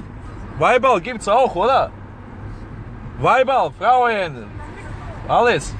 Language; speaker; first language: German; non-native, learner; Serbian